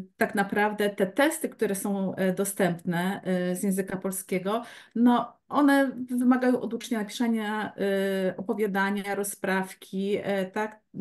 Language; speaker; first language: Polish; native; Polish